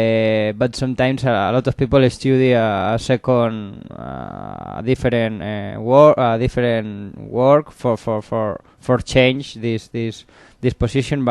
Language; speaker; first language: English; non-native, learner; Spanish